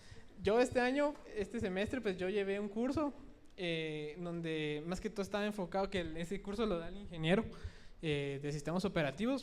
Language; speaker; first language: Spanish; native; Spanish